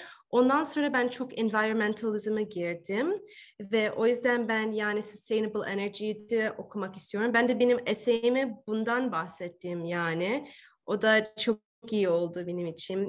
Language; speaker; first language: Turkish; early bilingual, heritage; Turkish